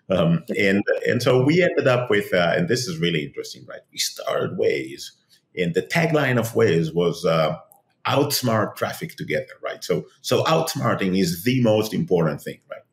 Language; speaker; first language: English; non-native, fluent; Hebrew